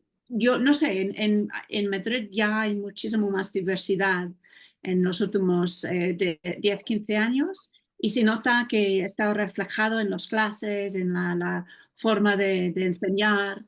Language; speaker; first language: Spanish; non-native, fluent; English